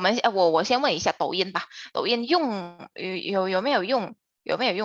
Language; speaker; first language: Chinese; non-native, fluent; Indonesian